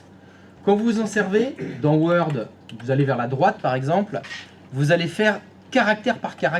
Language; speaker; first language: French; native; French